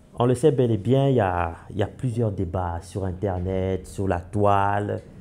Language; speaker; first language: French; non-native, local second language; Wolof